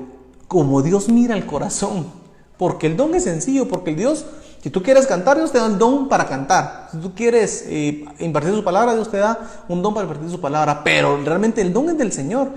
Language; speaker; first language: Spanish; native; Spanish